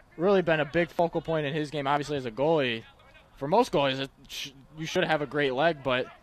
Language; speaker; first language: English; native; English